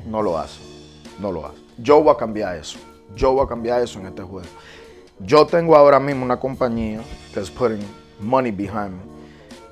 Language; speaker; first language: Spanish; early bilingual, heritage; Spanish